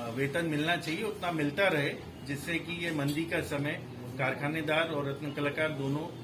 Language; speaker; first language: Hindi; non-native, local second language; Gujarati